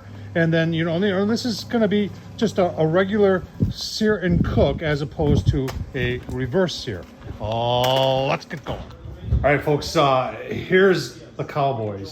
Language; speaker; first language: English; native; English